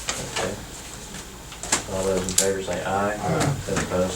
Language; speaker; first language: English; native; English